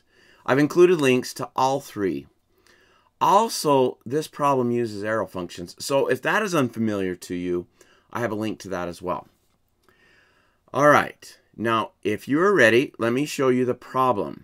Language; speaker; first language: English; native; English